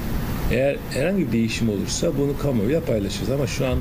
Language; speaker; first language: Turkish; native; Turkish